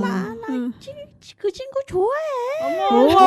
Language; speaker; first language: Korean; non-native, learner; Vietnamese